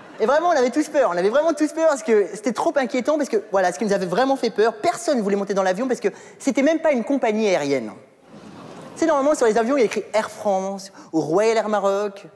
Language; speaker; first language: French; early bilingual, other home language; Arabic